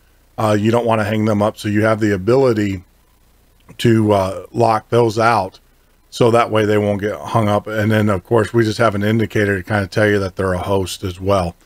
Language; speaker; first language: English; native; English